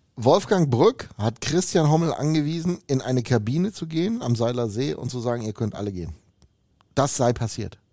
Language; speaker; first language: German; native; German